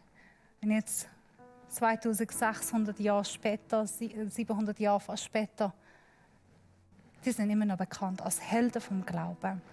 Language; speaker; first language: German; non-native, learner; Persian